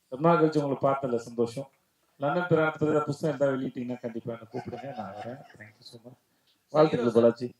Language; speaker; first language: Tamil; native; Tamil